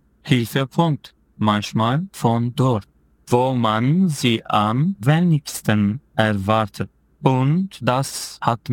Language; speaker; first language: German; non-native, fluent; Turkish